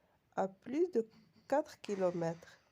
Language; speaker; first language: French; non-native, local second language; Arabic